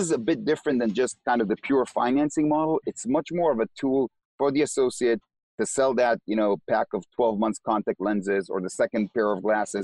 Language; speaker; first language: English; non-native, fluent; Hebrew